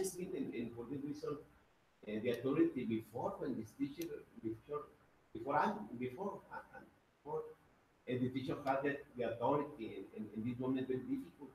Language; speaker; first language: English; non-native, learner; Spanish